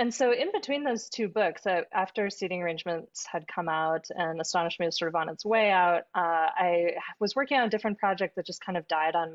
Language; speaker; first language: English; native; English